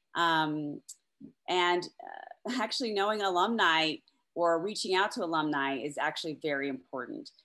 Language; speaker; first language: English; native; English